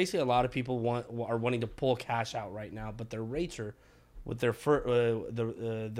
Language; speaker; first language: English; early bilingual, other home language; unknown